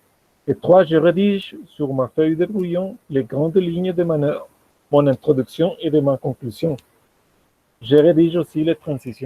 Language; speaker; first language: French; non-native, fluent; Spanish